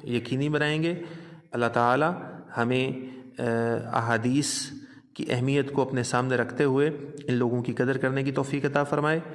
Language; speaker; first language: Urdu; non-native, local second language; Punjabi